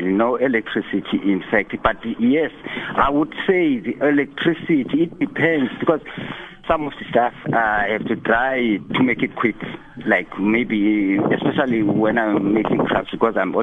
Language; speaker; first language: English; non-native, local second language; Xhosa